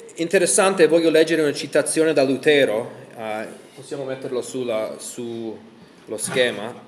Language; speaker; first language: Italian; non-native, fluent; English